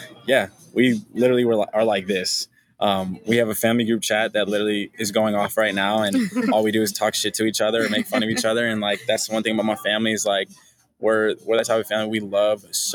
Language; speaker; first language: English; native; English